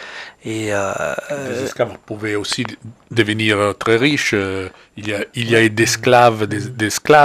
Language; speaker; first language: French; non-native, fluent; Italian